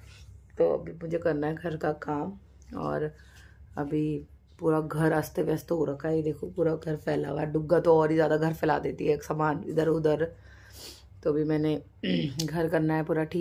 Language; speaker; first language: Hindi; native; Hindi